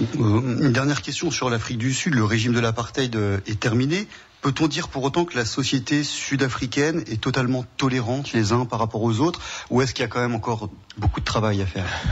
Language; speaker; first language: French; native; French